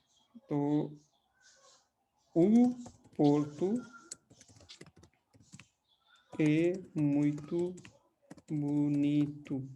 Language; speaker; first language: Portuguese; non-native, fluent; Hindi